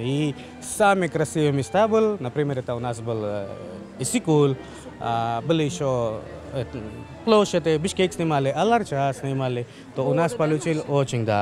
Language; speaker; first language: Russian; non-native, learner; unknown